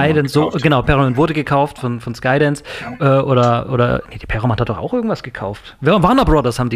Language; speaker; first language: German; native; German